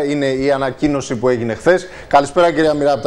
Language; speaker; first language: Greek; native; Greek